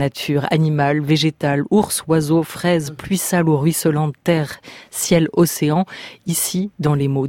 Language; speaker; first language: French; native; French